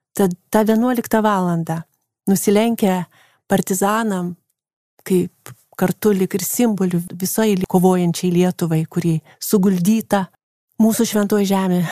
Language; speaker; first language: Lithuanian; native; Lithuanian